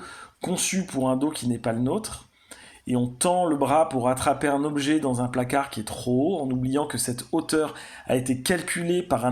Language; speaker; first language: French; native; French